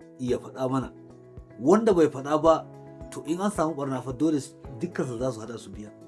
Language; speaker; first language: Hausa; non-native, local second language; Fula